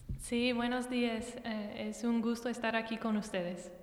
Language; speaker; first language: Spanish; non-native, fluent; English